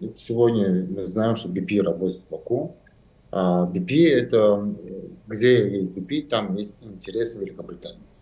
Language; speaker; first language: Russian; non-native, local second language; Azerbaijani